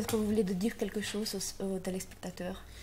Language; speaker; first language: French; non-native, learner; Russian